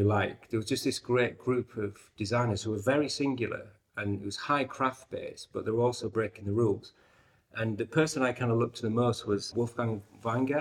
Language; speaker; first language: English; native; English